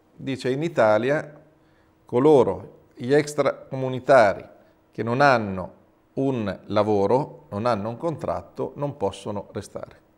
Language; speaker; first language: Italian; native; Italian